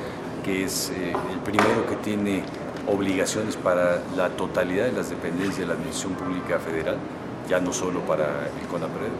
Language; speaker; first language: Spanish; native; Spanish